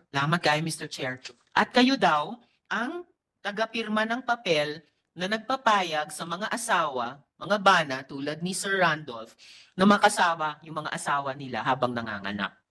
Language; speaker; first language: Filipino; native; Filipino